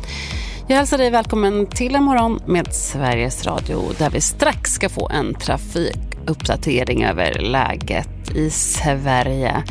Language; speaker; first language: Swedish; native; Swedish